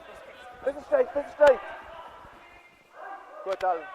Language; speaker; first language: German; native; German